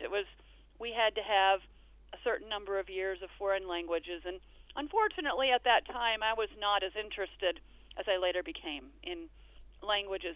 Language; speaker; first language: English; native; English